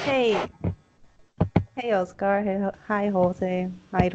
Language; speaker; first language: English; non-native, learner; Spanish